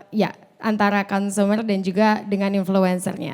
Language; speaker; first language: Indonesian; native; Indonesian